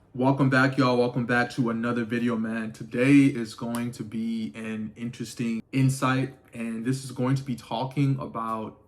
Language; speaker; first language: English; native; English